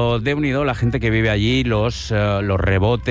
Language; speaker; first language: Spanish; native; Spanish